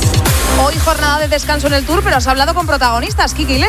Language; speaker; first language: Spanish; native; Spanish